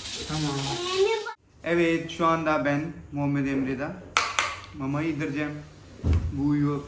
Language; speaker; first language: Turkish; non-native, learner; Urdu